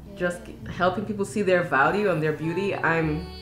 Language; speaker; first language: English; native; English